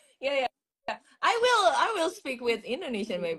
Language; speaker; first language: English; non-native, learner; Indonesian